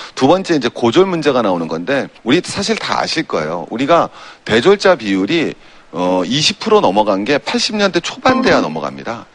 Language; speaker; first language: Korean; native; Korean